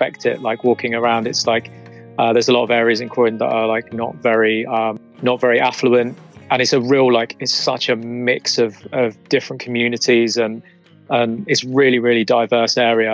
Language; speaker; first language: English; native; English